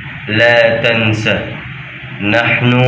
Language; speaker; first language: Arabic; non-native, fluent; Indonesian